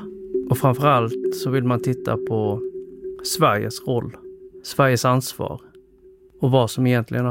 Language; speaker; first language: Swedish; early bilingual, other home language; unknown